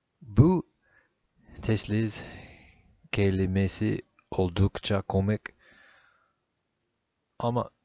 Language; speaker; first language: Turkish; non-native, fluent; English